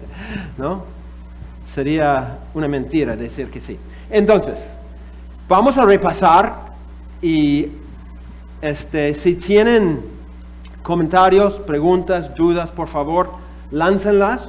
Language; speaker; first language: Spanish; non-native, fluent; English